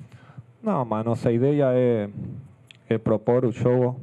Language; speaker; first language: Portuguese; non-native, fluent; Spanish